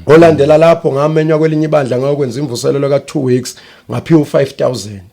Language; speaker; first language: Zulu; native; Zulu